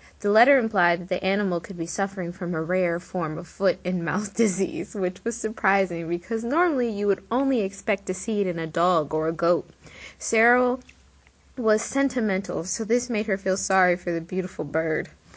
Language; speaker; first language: English; native; English